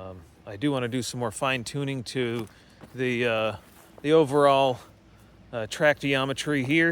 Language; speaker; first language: English; native; English